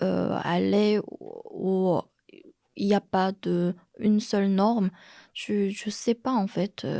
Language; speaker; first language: French; non-native, fluent; Korean